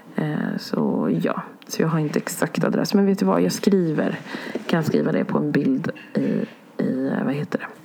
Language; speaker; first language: Swedish; early bilingual, other home language; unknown